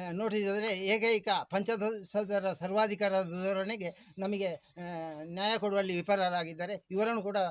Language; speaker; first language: Kannada; non-native, local second language; Tulu